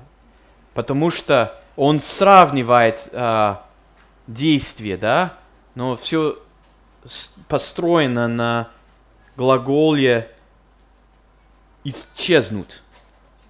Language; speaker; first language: Russian; non-native, fluent; English